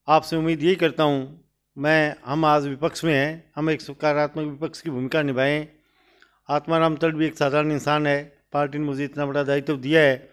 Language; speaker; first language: Hindi; native; Hindi